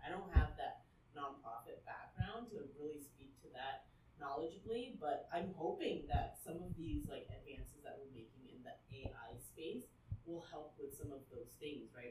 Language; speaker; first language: English; early bilingual, other home language; Vietnamese